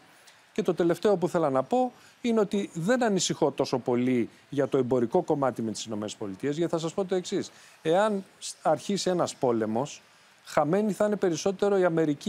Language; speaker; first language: Greek; native; Greek